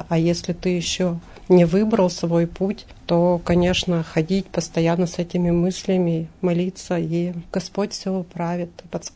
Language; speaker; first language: Russian; native; Russian